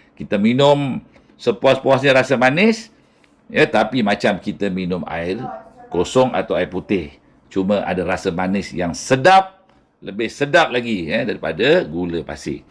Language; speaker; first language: Malay; native; Malay